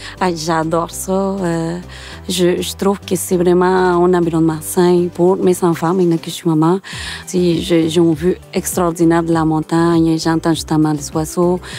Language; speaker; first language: French; non-native, fluent; Spanish